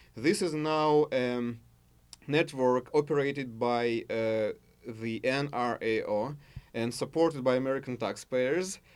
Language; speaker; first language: English; non-native, fluent; Russian